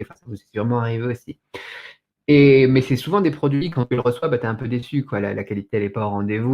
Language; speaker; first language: French; native; French